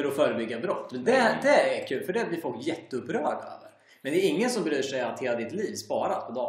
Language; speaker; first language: Swedish; native; Swedish